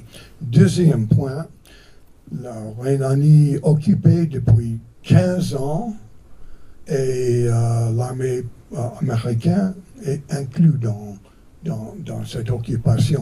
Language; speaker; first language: French; non-native, fluent; English